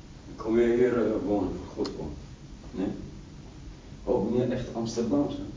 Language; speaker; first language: Dutch; non-native, learner; Arabic